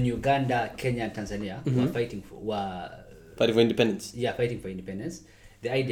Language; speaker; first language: English; non-native, local second language; Nyankole